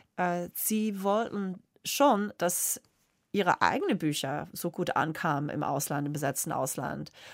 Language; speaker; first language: German; non-native, fluent; English